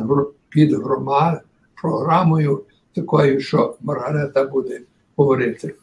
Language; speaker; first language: Ukrainian; early bilingual, heritage; Ukrainian